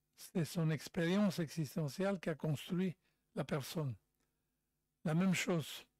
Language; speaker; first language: French; non-native, fluent; Spanish